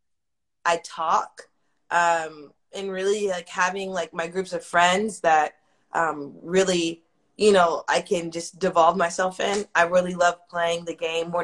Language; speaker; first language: English; native; English